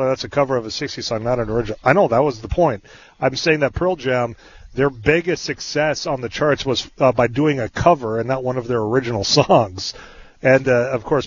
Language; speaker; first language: English; native; English